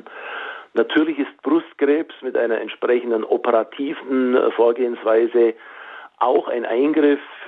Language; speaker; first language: German; native; German